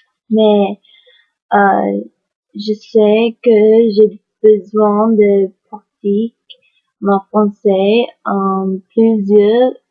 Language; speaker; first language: French; non-native, learner; English